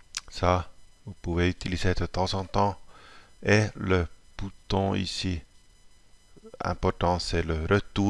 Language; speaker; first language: French; non-native, local second language; German